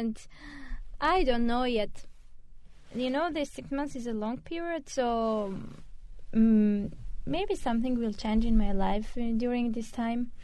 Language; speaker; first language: English; non-native, fluent; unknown